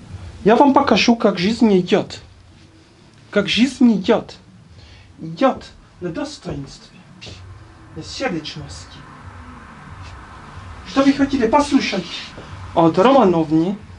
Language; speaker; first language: Russian; non-native, learner; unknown